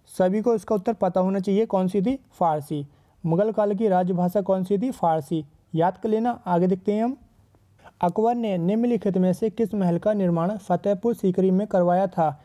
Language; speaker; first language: Hindi; native; Hindi